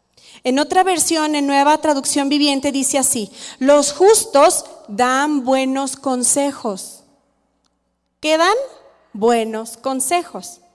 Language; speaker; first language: Spanish; native; Spanish